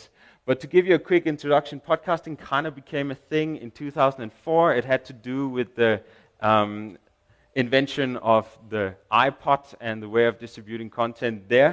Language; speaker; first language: English; non-native, fluent; Danish